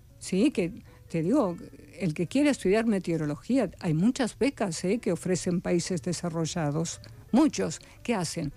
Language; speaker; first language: Spanish; early bilingual, other home language; Ukrainian